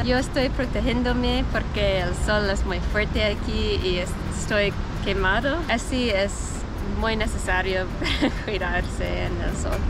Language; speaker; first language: Spanish; non-native, learner; English